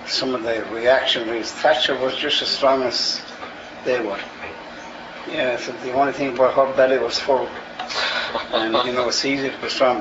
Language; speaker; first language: English; native; English